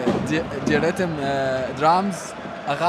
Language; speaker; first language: German; non-native, learner; Arabic